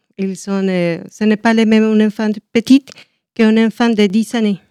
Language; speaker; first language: French; non-native, learner; Spanish